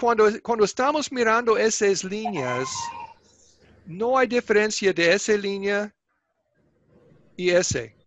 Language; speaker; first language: Spanish; non-native, fluent; English